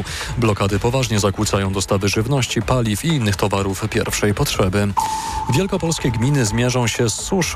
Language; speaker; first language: Polish; native; Polish